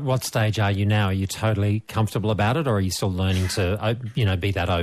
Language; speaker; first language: English; native; English